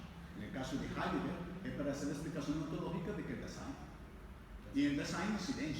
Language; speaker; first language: Portuguese; non-native, fluent; Spanish